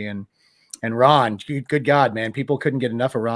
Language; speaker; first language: English; native; English